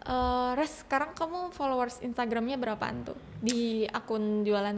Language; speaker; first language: Indonesian; native; Indonesian